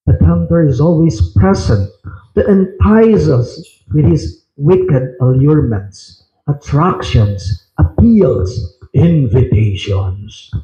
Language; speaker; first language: English; non-native, local second language; Filipino